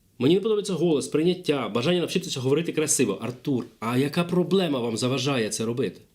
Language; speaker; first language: Ukrainian; non-native, local second language; Russian